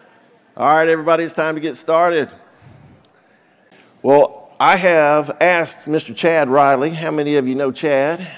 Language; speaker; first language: English; native; English